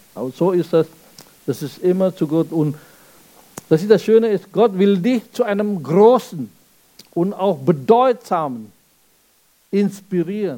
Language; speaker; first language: German; non-native, fluent; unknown